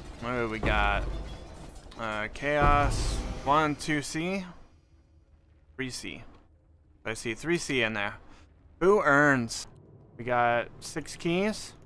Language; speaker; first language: English; native; English